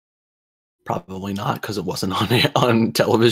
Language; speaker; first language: English; native; English